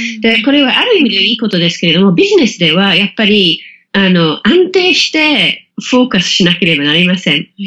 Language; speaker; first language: Japanese; non-native, fluent; English